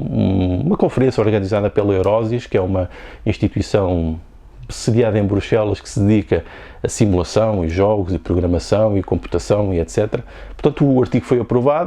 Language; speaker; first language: Portuguese; native; Portuguese